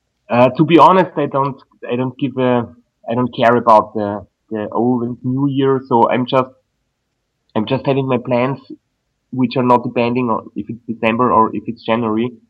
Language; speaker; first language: English; non-native, fluent; German